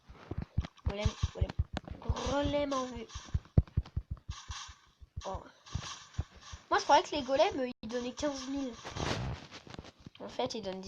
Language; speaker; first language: French; native; French